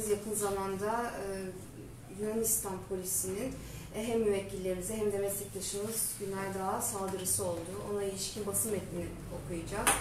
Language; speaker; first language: Turkish; native; Turkish